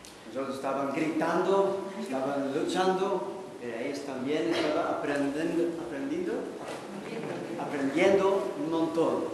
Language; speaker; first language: Spanish; non-native, learner; Dutch